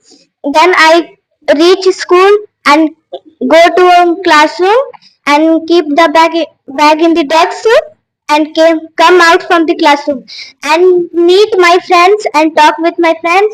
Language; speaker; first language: English; non-native, learner; Hindi